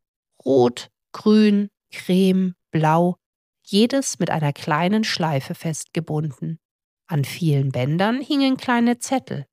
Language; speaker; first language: German; native; German